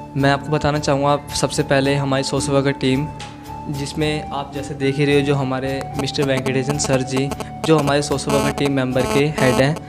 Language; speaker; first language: Hindi; native; Hindi